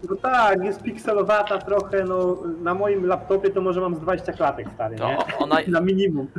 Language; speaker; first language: Polish; native; Polish